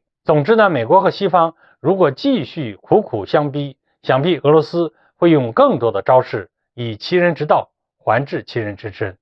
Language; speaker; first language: Chinese; native; Chinese